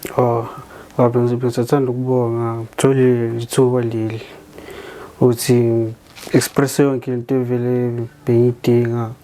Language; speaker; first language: Zulu; native; Zulu